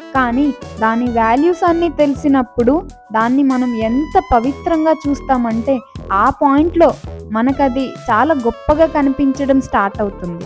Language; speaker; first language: Telugu; non-native, local second language; Lambadi